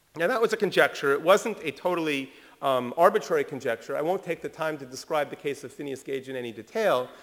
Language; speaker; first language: English; early bilingual, other home language; French